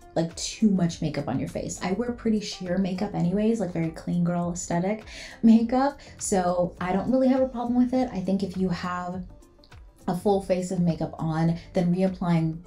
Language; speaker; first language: English; native; English